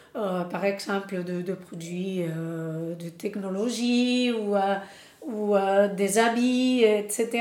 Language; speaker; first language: French; non-native, fluent; Spanish